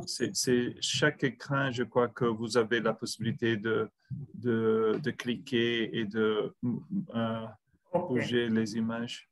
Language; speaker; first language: French; non-native, fluent; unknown